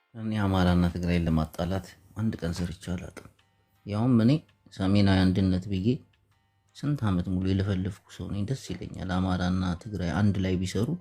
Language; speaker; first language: Amharic; non-native, local second language; Tigrinya